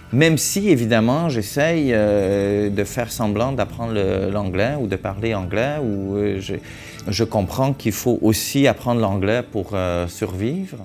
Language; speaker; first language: French; early bilingual, other home language; Hungarian